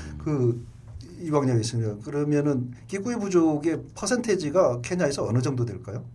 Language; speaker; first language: Korean; native; Korean